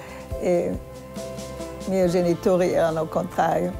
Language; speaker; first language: Italian; non-native, fluent; German